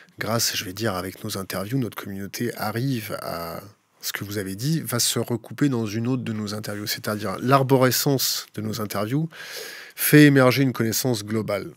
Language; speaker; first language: French; native; French